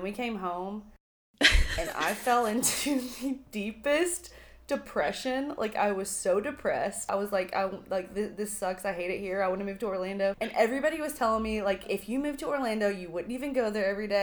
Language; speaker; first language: English; native; English